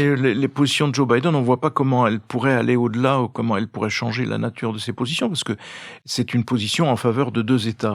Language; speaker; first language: French; native; French